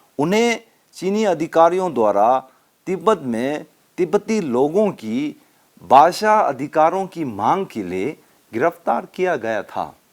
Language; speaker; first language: Hindi; non-native, local second language; Tibetan